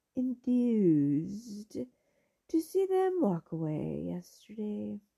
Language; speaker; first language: English; early bilingual, other home language; Spanish